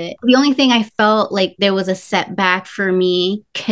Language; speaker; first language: English; early bilingual, other home language; Spanish